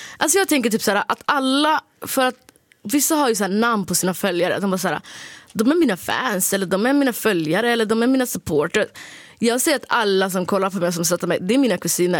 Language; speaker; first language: Swedish; early bilingual, other home language; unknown